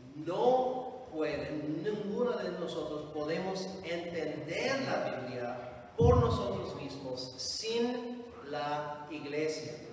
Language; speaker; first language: Spanish; non-native, fluent; English